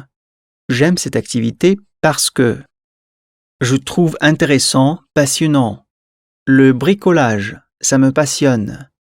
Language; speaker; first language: French; non-native, fluent; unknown